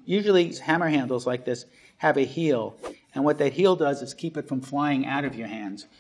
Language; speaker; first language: English; native; English